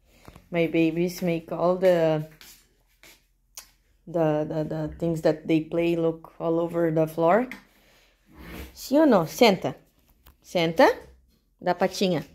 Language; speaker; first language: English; non-native, learner; Portuguese